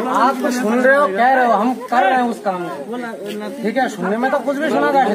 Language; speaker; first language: Hindi; non-native, local second language; Bangla